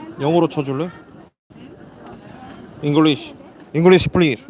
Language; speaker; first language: Korean; native; Korean